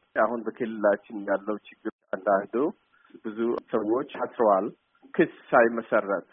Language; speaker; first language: Amharic; non-native, local second language; Somali